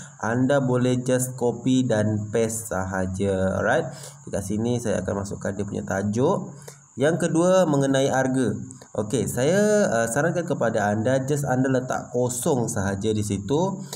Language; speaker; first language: Malay; non-native, learner; Indonesian